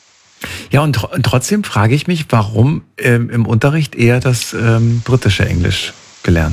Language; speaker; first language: German; native; German